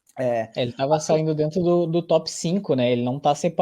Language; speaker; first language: Portuguese; native; Portuguese